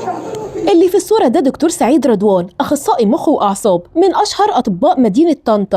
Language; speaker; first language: Arabic; native; Arabic